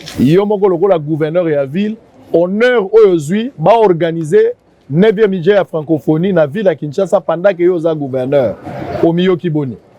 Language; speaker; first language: Lingala; native; Lingala